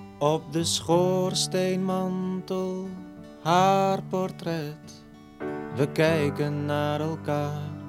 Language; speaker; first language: Dutch; native; Dutch